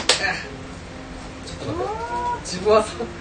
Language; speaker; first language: Japanese; non-native, fluent; Korean